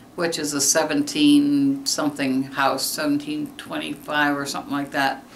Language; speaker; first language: English; native; English